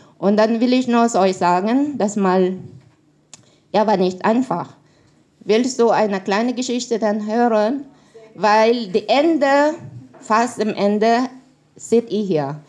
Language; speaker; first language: German; non-native, learner; Filipino